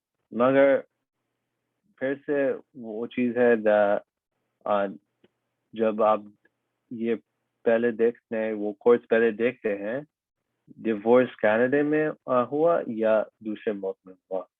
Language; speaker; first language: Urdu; early bilingual, heritage; Urdu